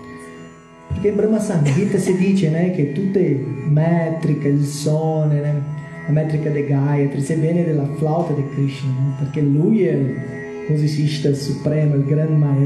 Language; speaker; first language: Italian; non-native, learner; Portuguese